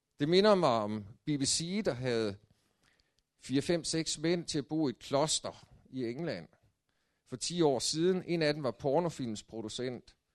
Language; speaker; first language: Danish; native; Danish